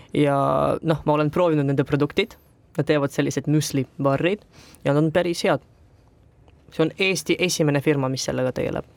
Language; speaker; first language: Estonian; non-native, local second language; Russian